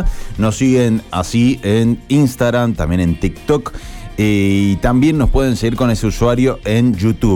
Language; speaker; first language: Spanish; native; Spanish